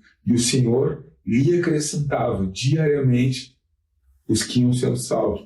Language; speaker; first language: Portuguese; native; Portuguese